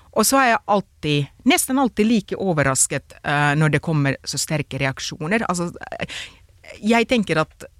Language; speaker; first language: Norwegian; non-native, fluent; Finnish